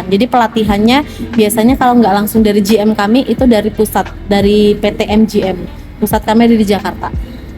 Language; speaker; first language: Indonesian; native; Indonesian